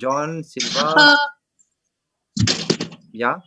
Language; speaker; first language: English; non-native, local second language; French